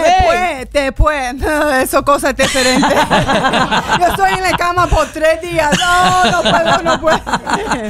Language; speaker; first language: Spanish; early bilingual, heritage; English